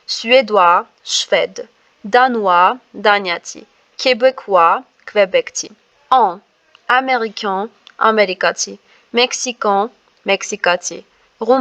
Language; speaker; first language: French; non-native, fluent; Armenian